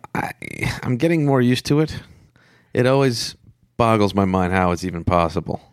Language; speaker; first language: English; native; English